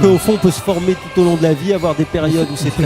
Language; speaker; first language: French; native; French